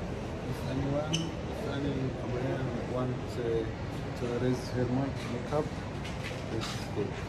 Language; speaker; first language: English; non-native, learner; Arabic